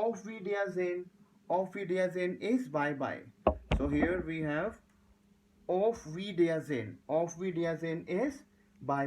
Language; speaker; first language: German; non-native, learner; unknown